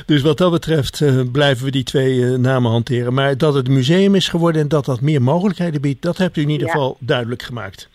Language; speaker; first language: Dutch; native; Dutch